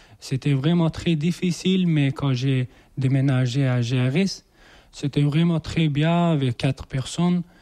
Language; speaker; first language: French; non-native, learner; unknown